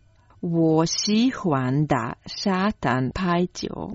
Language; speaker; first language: Chinese; non-native, learner; Croatian